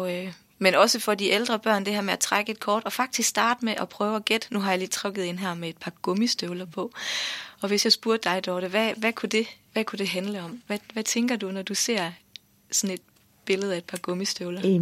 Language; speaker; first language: Danish; native; Danish